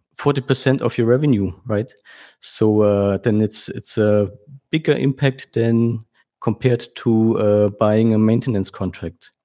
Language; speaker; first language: English; non-native, fluent; German